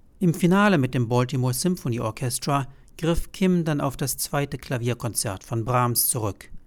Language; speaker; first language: German; native; German